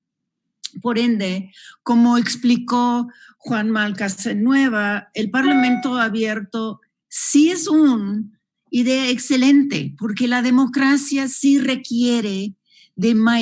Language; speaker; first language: Spanish; non-native, fluent; English